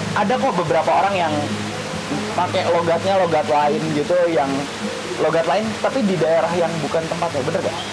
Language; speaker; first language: Indonesian; native; Indonesian